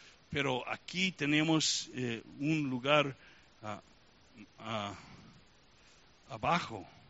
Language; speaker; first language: Spanish; non-native, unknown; English